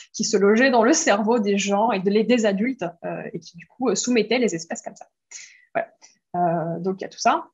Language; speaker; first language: French; early bilingual, other home language; Greek